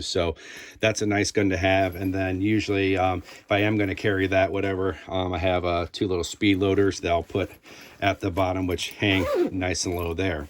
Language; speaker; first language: English; native; English